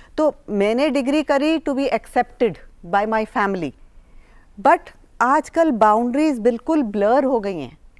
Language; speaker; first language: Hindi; non-native, local second language; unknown